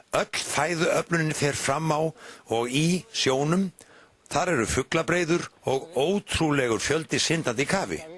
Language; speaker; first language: Icelandic; native; Icelandic